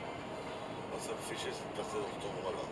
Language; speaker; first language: French; native; French